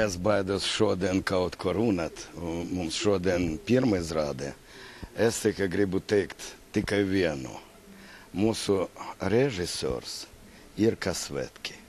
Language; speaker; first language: Latvian; non-native, local second language; Russian